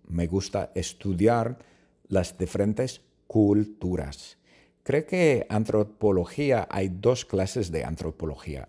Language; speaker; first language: Spanish; non-native, fluent; English